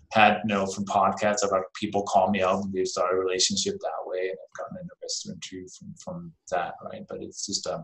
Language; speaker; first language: English; non-native, fluent; Danish